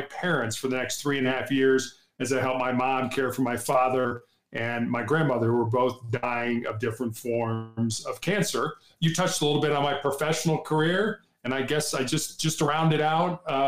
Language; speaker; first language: English; native; English